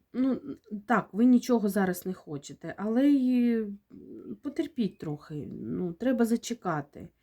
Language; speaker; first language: Ukrainian; non-native, local second language; Russian